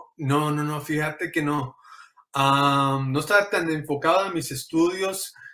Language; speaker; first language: Spanish; early bilingual, heritage; Spanish